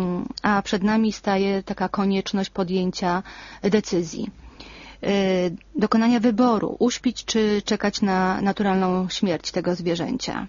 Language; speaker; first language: Polish; native; Polish